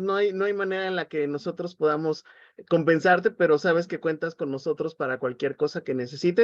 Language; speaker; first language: Spanish; native; Spanish